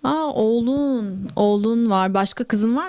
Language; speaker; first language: Turkish; native; Turkish